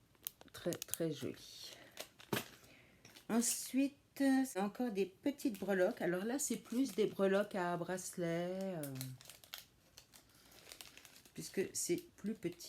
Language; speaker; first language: French; native; French